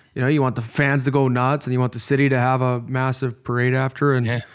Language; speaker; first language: English; native; English